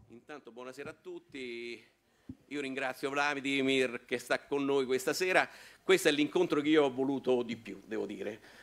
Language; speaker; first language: Italian; native; Italian